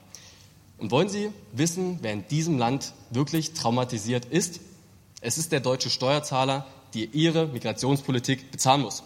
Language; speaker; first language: German; native; German